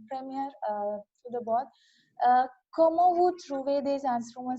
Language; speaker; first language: French; non-native, learner; Malayalam